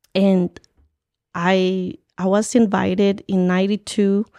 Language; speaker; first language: English; early bilingual, other home language; Spanish